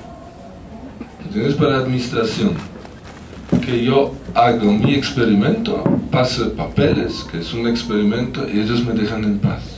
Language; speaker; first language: Spanish; non-native, fluent; Polish